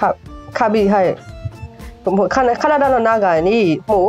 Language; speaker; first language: Japanese; non-native, fluent; Burmese